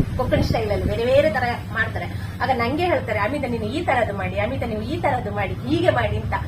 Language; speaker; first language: Kannada; non-native, local second language; Konkani